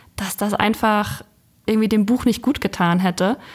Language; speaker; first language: German; native; German